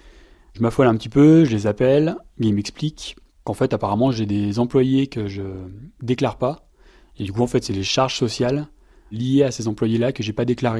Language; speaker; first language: French; native; French